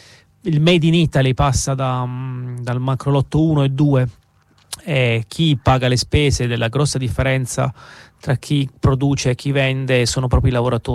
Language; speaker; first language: Italian; native; Italian